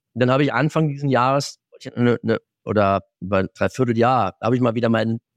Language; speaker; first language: German; native; German